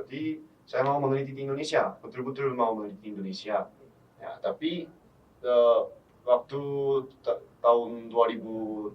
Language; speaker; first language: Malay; non-native, fluent; Korean